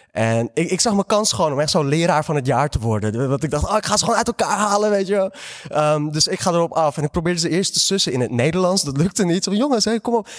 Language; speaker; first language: Dutch; early bilingual, other home language; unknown